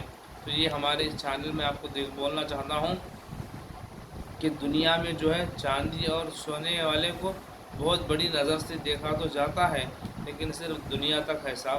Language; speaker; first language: Urdu; native; Urdu